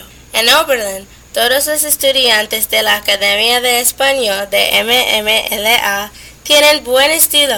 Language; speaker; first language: Spanish; non-native, learner; English